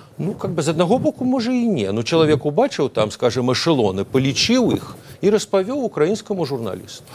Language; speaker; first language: Belarusian; non-native, local second language; Russian